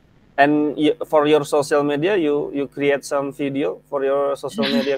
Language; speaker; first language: English; non-native, fluent; Indonesian